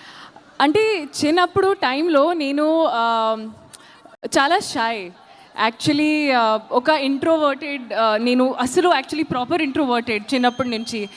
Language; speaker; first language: Telugu; non-native, local second language; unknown